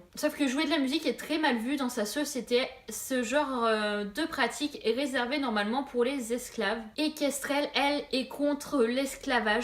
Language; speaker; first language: French; native; French